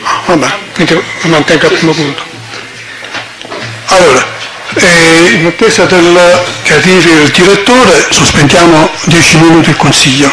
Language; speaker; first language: Italian; native; Italian